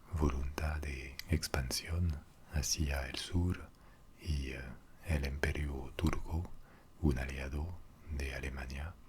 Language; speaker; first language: Spanish; non-native, fluent; French